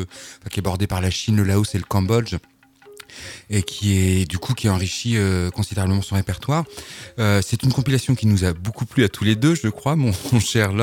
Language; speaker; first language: French; native; French